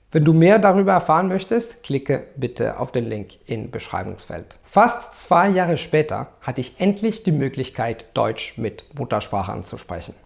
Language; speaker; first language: German; non-native, fluent; Italian